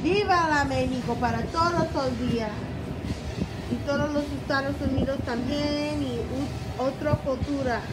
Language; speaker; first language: Spanish; non-native, learner; English